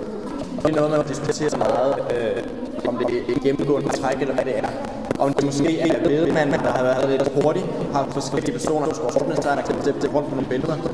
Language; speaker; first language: Danish; native; Danish